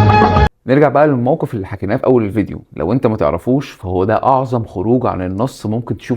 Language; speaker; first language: Arabic; native; Arabic